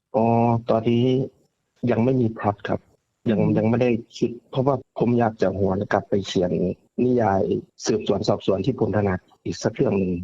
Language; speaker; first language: Thai; native; Thai